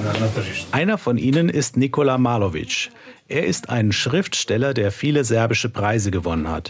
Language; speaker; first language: German; native; German